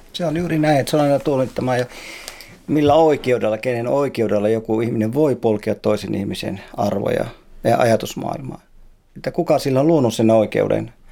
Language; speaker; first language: Finnish; native; Finnish